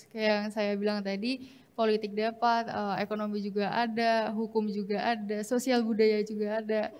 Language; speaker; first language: Indonesian; native; Indonesian